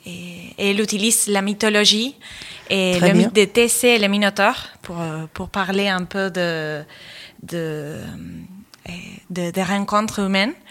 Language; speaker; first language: French; non-native, fluent; Spanish